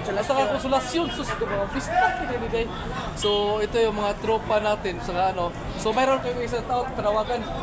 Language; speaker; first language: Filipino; non-native, local second language; Cebuano